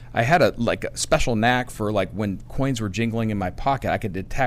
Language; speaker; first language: English; native; English